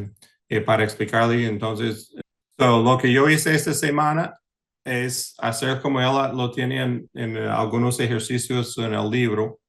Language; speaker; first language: Spanish; early bilingual, heritage; English